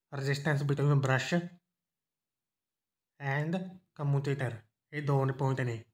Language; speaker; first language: Hindi; non-native, local second language; Punjabi